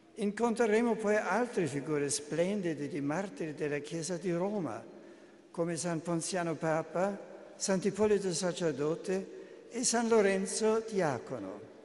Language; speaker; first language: Italian; non-native, fluent; German